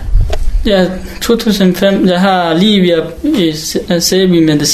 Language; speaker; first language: Danish; non-native, learner; Hakha Chin